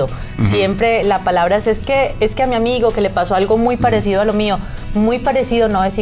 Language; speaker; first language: Spanish; native; Spanish